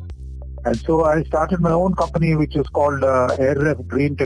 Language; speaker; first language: English; non-native, local second language; Telugu